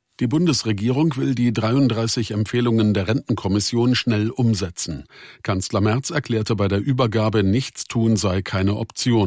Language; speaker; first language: German; native; German